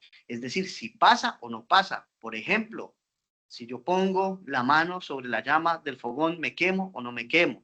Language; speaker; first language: Spanish; native; Spanish